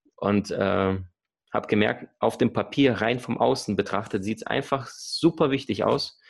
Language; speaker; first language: German; early bilingual, other home language; Russian